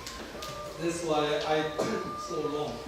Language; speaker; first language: English; non-native, fluent; Korean